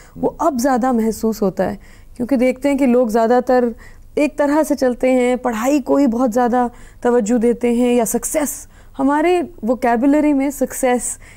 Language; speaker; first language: Hindi; native; Hindi